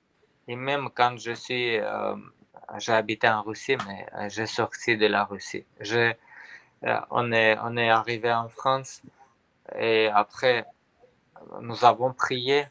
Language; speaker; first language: French; non-native, learner; Armenian